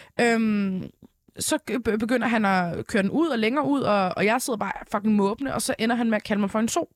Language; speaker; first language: Danish; early bilingual, other home language; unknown